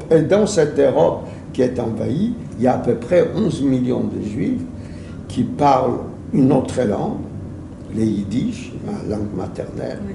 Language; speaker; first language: French; non-native, fluent; Yiddish